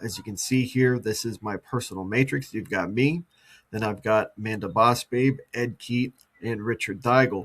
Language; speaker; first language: English; native; English